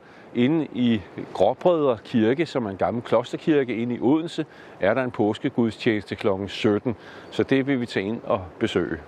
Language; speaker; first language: Danish; native; Danish